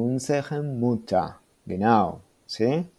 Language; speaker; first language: German; non-native, fluent; Spanish